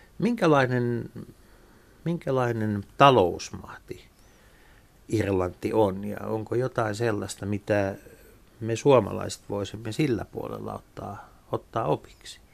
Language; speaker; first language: Finnish; native; Finnish